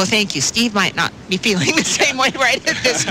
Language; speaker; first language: English; native; English